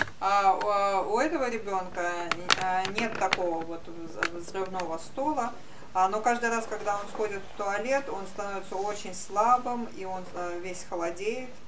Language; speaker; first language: Russian; native; Russian